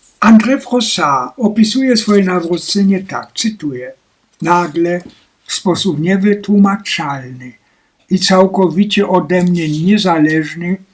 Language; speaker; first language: Polish; native; Polish